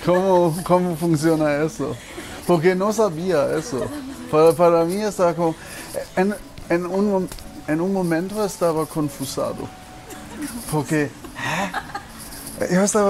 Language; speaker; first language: Spanish; non-native, learner; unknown